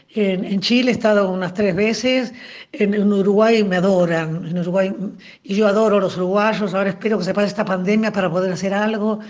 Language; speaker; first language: Spanish; native; Spanish